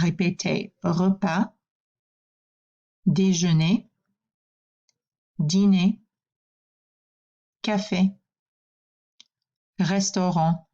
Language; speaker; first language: French; non-native, fluent; English